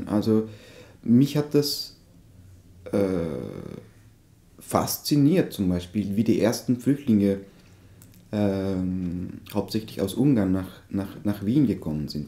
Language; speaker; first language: German; non-native, fluent; Turkish